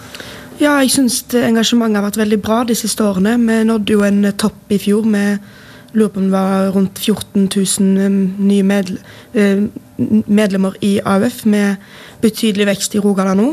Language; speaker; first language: Norwegian; native; Norwegian